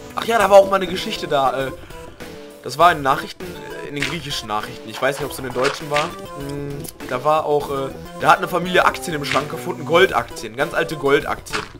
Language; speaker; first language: German; early bilingual, other home language; Greek